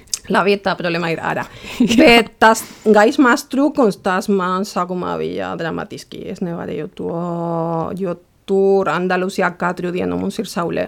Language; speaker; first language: Latvian; non-native, fluent; Spanish